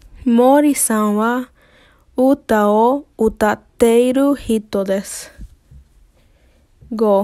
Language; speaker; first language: Japanese; non-native, learner; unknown